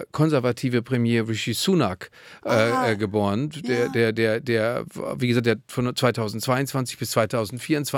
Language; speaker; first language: German; native; German